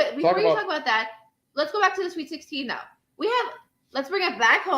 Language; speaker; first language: English; native; English